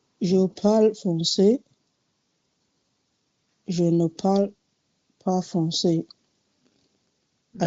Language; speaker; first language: French; non-native, learner; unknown